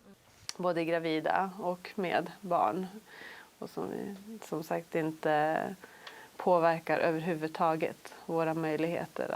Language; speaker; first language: Swedish; native; Swedish